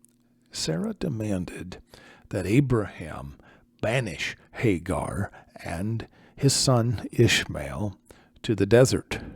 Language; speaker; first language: English; native; English